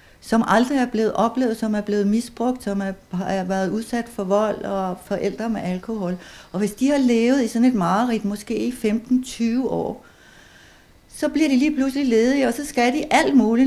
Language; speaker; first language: Danish; native; Danish